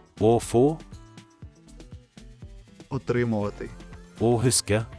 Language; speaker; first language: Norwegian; non-native, fluent; Ukrainian